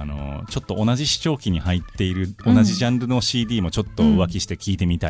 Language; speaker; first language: Japanese; native; Japanese